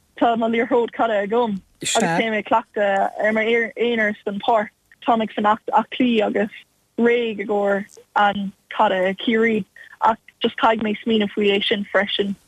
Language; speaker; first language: Irish; non-native, local second language; English